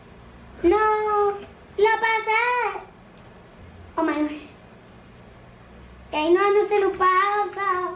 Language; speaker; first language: Spanish; native; Spanish